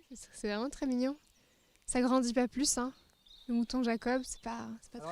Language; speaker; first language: French; native; French